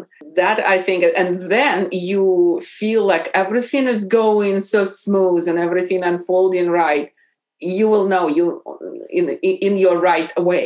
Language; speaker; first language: English; non-native, fluent; Russian